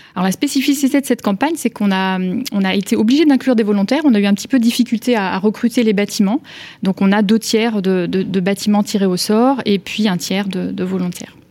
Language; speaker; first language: French; native; French